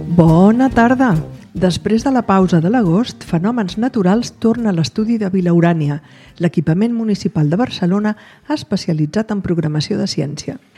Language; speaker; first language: Catalan; native; Catalan